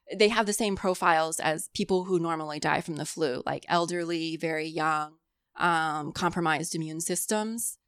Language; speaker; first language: English; early bilingual, other home language; Cantonese